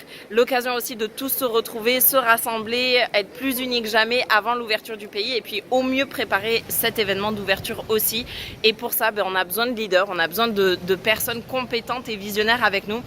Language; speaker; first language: French; native; French